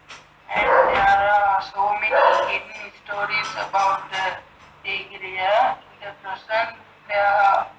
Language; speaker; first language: English; non-native, learner; Sinhala